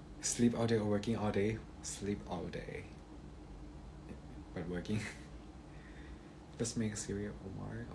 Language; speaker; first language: English; non-native, learner; Thai